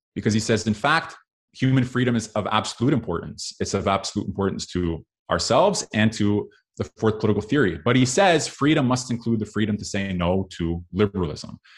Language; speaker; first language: English; native; English